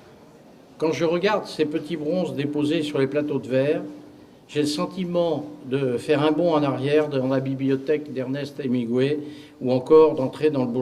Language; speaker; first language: French; native; French